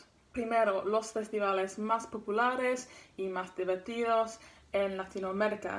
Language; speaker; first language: Spanish; non-native, learner; English